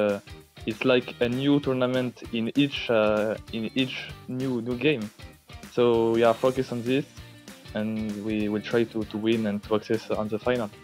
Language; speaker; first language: English; non-native, fluent; French